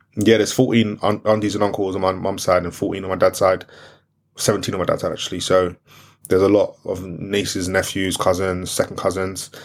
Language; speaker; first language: English; non-native, local second language; French